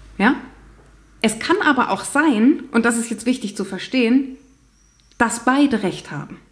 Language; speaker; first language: German; native; German